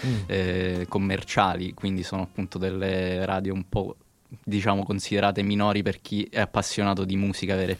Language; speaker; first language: Italian; native; Italian